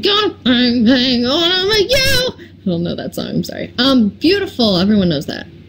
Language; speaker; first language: English; native; English